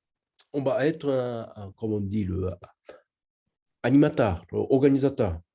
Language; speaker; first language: French; non-native, learner; Japanese